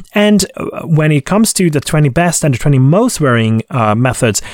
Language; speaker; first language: English; non-native, fluent; Hungarian